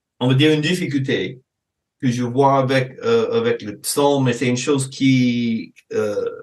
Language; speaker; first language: French; non-native, fluent; English